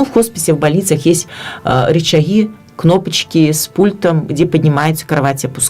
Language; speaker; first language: Russian; native; Russian